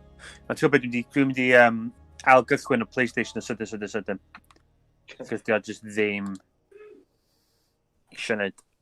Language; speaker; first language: Welsh; native; Welsh